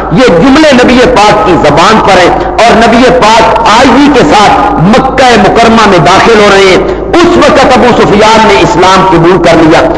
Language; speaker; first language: Urdu; native; Urdu